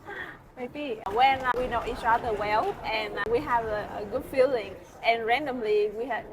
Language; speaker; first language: English; non-native, learner; Vietnamese